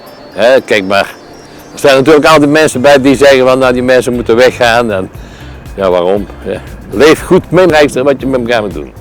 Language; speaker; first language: Dutch; native; Dutch